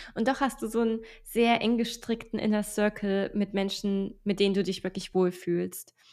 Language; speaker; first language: German; native; German